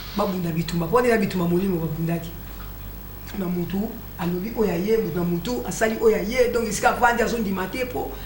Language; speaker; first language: Lingala; non-native, local second language; Kongo